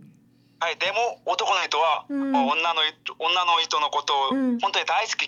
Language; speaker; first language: Japanese; non-native, learner; Korean